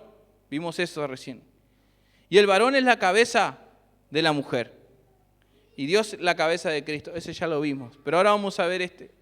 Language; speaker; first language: Spanish; native; Spanish